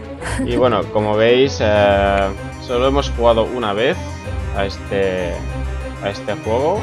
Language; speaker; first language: Spanish; native; Spanish